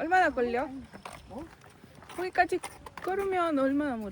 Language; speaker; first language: Korean; non-native, fluent; Spanish